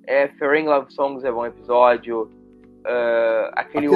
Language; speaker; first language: Portuguese; native; Portuguese